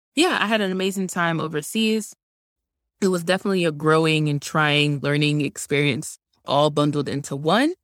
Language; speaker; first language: English; early bilingual, other home language; Haitian Creole